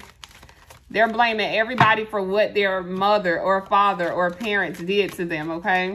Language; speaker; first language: English; native; English